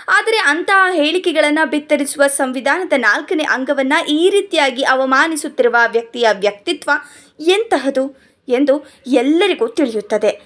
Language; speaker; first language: Kannada; native; Kannada